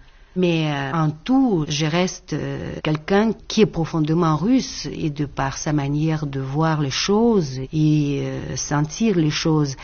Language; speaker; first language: French; non-native, fluent; Russian